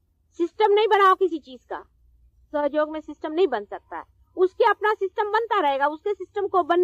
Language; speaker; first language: Hindi; non-native, local second language; Marathi